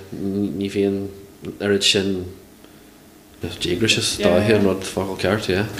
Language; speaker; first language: Irish; non-native, local second language; English